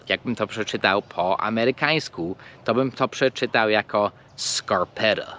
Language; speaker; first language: Polish; early bilingual, heritage; English